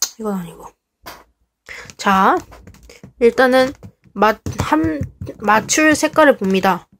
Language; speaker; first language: Korean; native; Korean